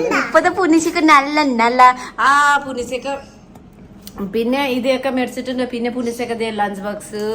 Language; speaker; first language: Malayalam; non-native, learner; Nepali